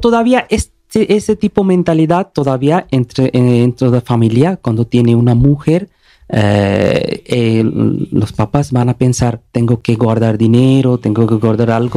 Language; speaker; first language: Spanish; non-native, learner; Bangla